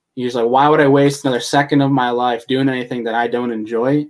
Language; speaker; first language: English; native; English